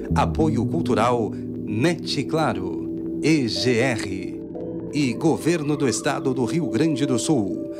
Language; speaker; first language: Portuguese; native; Portuguese